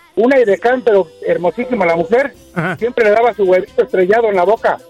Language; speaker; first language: Spanish; native; Spanish